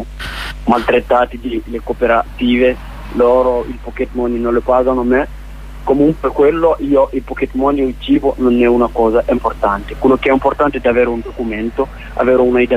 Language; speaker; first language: Italian; non-native, learner; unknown